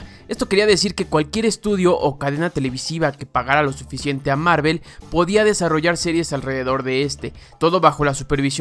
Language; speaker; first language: Spanish; native; Spanish